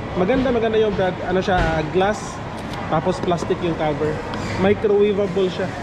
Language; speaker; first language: Filipino; non-native, local second language; Cebuano